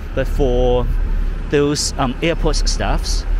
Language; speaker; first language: English; non-native, local second language; Cantonese